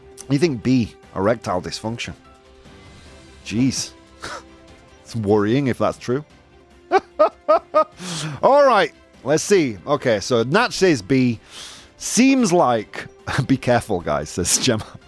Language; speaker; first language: English; native; English